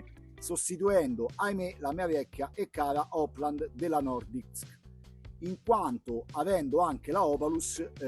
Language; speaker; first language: Italian; native; Italian